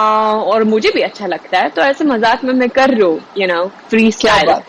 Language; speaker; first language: Hindi; non-native, learner; Swedish